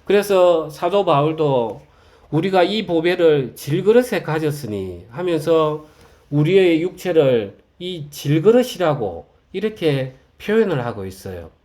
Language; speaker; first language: Korean; native; Korean